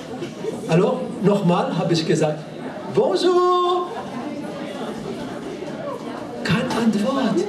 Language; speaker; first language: German; non-native, learner; French